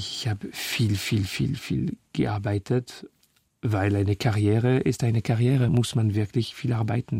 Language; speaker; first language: German; non-native, learner; French